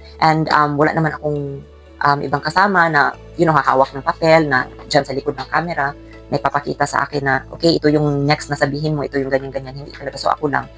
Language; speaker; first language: Filipino; non-native, local second language; Cebuano